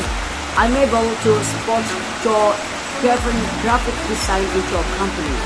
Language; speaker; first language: English; non-native, learner; Indonesian